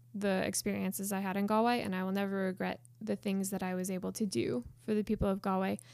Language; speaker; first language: English; native; English